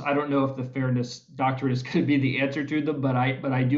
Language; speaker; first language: English; native; English